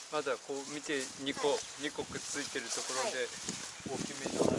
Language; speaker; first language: Japanese; native; Japanese